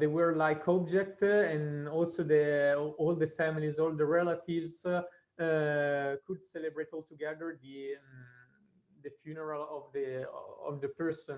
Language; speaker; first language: English; non-native, fluent; Italian